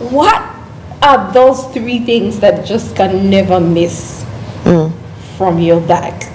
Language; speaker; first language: English; non-native, local second language; Ganda